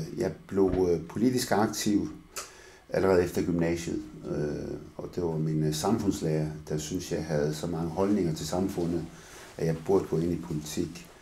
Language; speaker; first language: Danish; early bilingual, other home language; Arabic